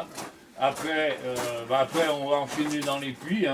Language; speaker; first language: French; native; French